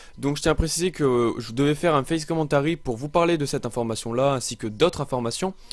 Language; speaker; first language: French; native; French